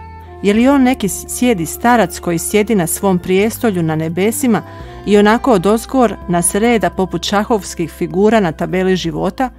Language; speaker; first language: Croatian; native; Croatian